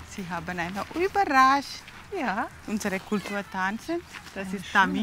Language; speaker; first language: German; non-native, learner; Tamil